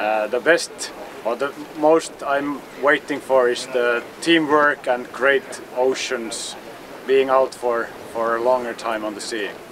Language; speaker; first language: English; non-native, fluent; Finnish